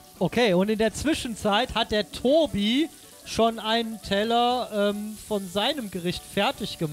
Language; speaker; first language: German; native; German